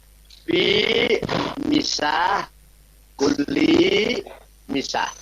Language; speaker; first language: Arabic; non-native, fluent; Indonesian